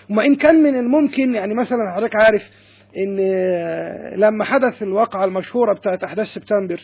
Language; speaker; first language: Arabic; native; Arabic